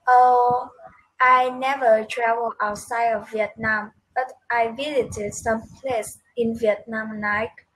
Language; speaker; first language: English; non-native, learner; Vietnamese